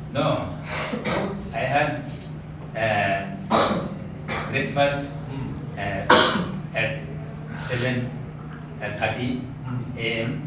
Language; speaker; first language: English; non-native, learner; Bangla